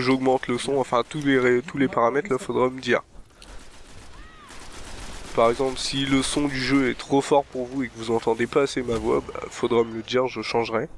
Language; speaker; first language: French; native; French